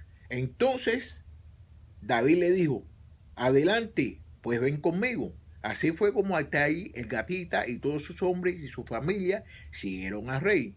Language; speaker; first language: Spanish; native; Spanish